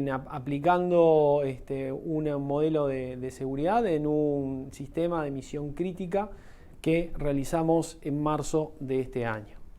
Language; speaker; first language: Spanish; native; Spanish